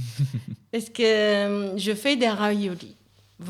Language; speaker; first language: French; non-native, fluent; Chinese